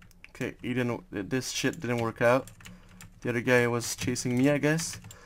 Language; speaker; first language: English; non-native, fluent; French